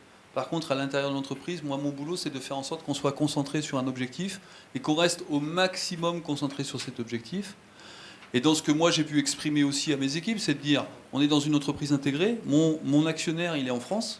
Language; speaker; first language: French; native; French